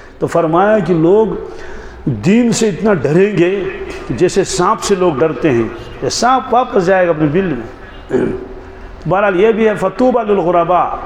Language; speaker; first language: Urdu; non-native, local second language; Kashmiri